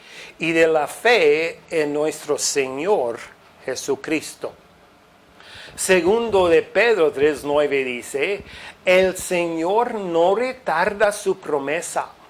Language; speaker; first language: Spanish; non-native, fluent; English